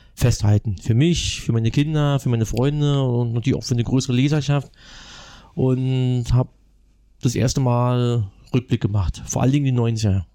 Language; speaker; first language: German; native; German